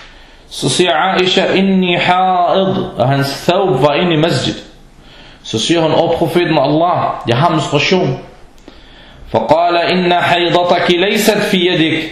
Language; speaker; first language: Danish; early bilingual, other home language; Arabic